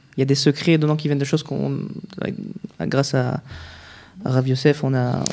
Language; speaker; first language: French; native; French